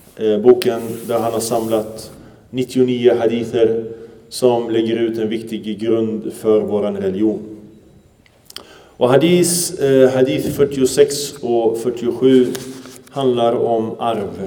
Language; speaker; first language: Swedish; early bilingual, other home language; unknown